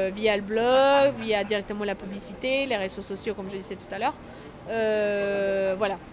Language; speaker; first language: French; non-native, fluent; Spanish